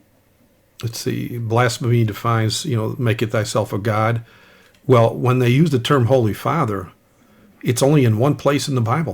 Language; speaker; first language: English; native; English